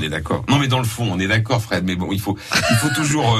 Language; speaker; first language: French; native; French